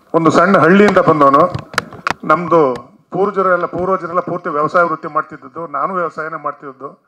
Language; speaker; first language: Kannada; native; Kannada